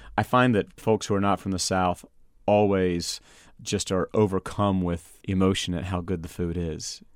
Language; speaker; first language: English; native; English